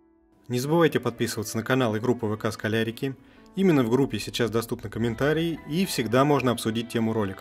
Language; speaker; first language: Russian; native; Russian